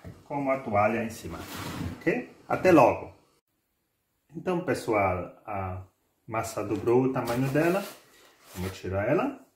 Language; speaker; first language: Portuguese; non-native, fluent; German